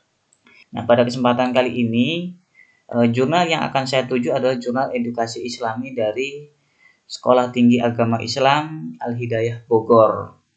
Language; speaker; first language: Indonesian; native; Indonesian